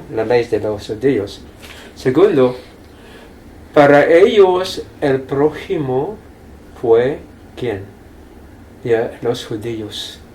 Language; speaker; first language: Spanish; non-native, fluent; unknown